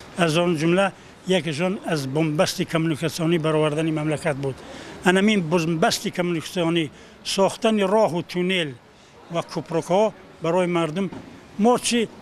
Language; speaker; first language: Tajik; non-native, local second language; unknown